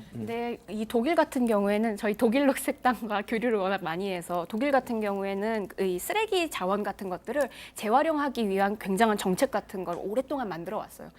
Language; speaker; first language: Korean; native; Korean